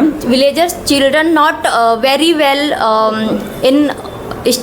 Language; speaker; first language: English; non-native, local second language; Hindi